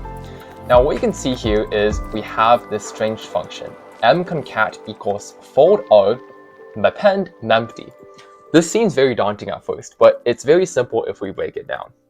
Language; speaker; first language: English; native; English